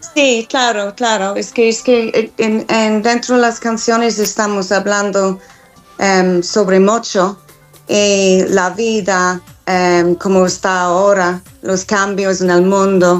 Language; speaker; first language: Spanish; non-native, fluent; English